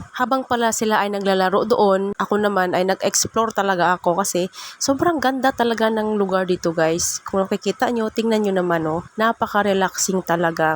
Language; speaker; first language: Filipino; non-native, local second language; Cebuano